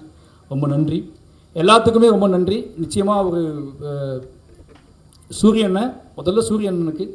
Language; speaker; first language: Tamil; native; Tamil